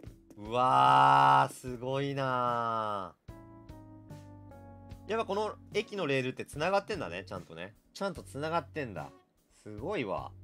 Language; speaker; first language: Japanese; native; Japanese